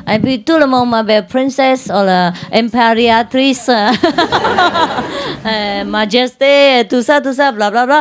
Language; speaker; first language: French; non-native, learner; Vietnamese